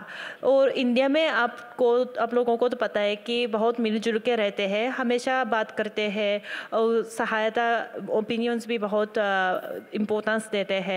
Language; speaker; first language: Hindi; non-native, learner; Japanese